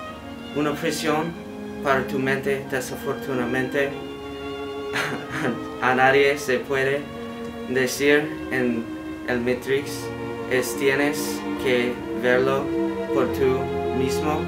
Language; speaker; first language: Spanish; non-native, learner; English